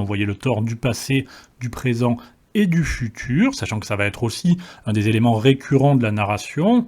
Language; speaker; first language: French; native; French